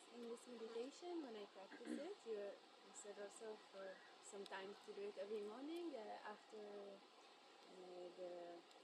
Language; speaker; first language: English; non-native, fluent; Hebrew